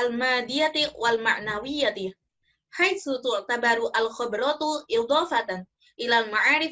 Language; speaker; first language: Arabic; non-native, learner; Indonesian